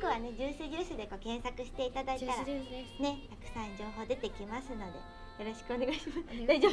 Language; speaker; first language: Japanese; native; Japanese